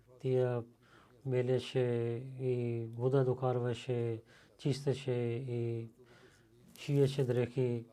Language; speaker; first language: Bulgarian; non-native, learner; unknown